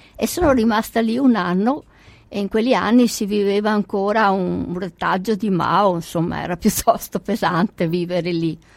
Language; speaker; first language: Italian; native; Italian